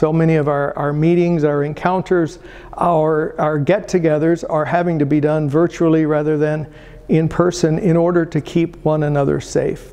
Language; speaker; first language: English; early bilingual, other home language; Italian